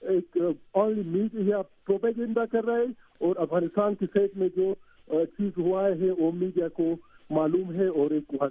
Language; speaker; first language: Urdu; non-native, learner; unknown